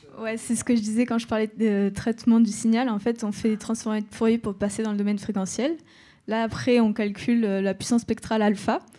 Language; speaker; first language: French; native; French